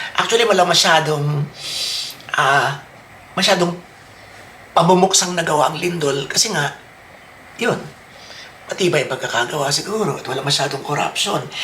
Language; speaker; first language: Filipino; native; Filipino